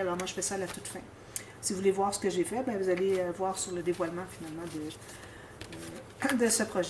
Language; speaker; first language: French; native; French